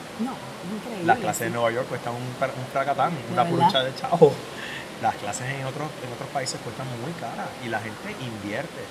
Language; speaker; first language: Spanish; native; Spanish